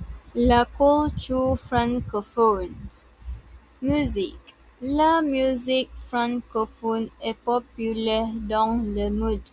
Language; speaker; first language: French; non-native, learner; Malay